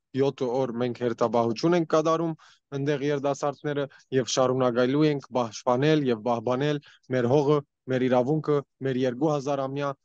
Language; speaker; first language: Armenian; early bilingual, heritage; Armenian